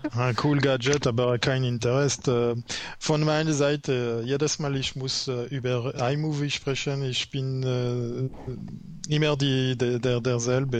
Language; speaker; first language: German; non-native, learner; French